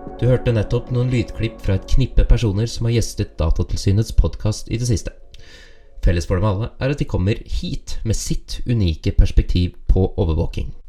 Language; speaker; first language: Norwegian; native; Norwegian